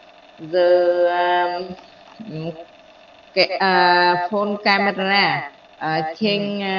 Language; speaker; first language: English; non-native, learner; Vietnamese